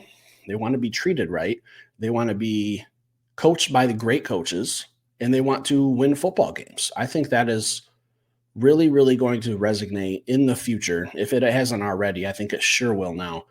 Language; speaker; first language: English; native; English